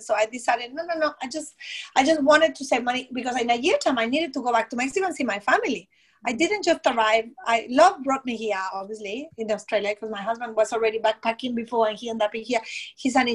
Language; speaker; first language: English; non-native, fluent; Spanish